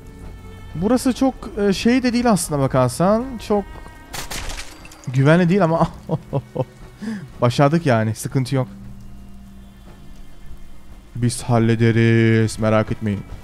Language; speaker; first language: Turkish; early bilingual, heritage; Turkish